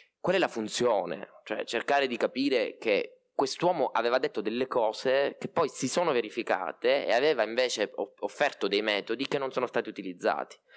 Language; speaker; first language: Italian; native; Italian